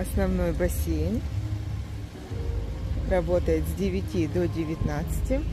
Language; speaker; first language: Russian; native; Russian